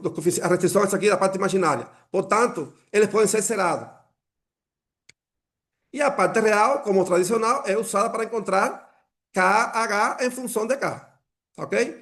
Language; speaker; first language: Portuguese; non-native, fluent; Spanish